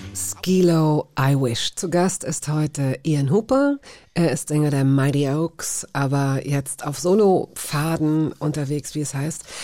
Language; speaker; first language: German; native; German